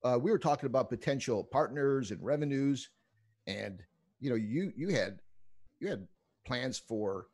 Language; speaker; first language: English; native; English